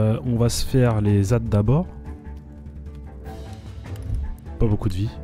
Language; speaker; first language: French; native; French